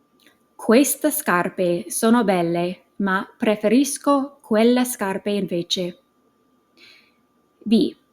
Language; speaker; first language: Italian; non-native, fluent; English